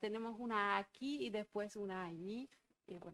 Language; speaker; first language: Spanish; non-native, fluent; German